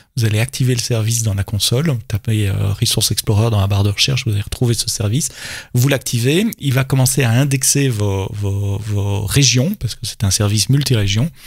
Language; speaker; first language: French; native; French